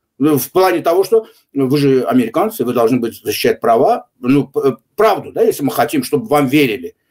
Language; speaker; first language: Russian; non-native, local second language; Azerbaijani